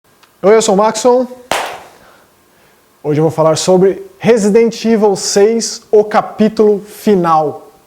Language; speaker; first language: Portuguese; native; Portuguese